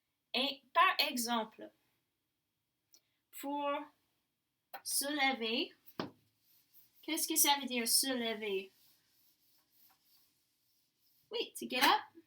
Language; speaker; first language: French; non-native, fluent; English